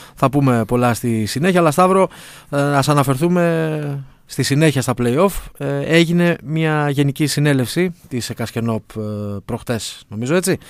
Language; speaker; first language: Greek; native; Greek